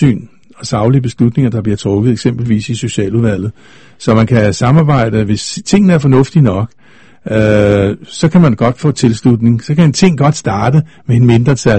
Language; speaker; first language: Danish; native; Danish